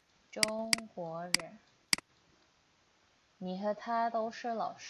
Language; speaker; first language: Chinese; non-native, fluent; Indonesian